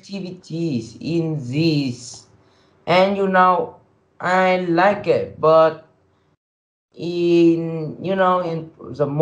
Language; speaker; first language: English; non-native, learner; Vietnamese